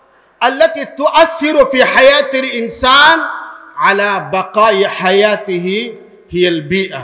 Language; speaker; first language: Arabic; non-native, fluent; Urdu